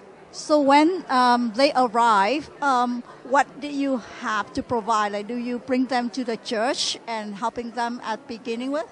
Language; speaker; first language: English; non-native, fluent; Vietnamese